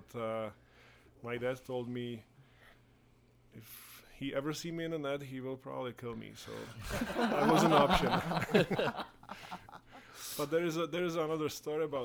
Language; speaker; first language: English; non-native, fluent; Czech